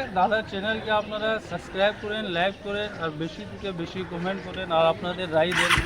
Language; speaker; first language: Bangla; non-native, local second language; Urdu